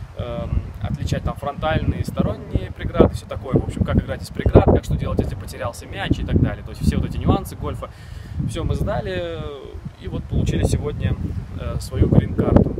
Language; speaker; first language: Russian; native; Russian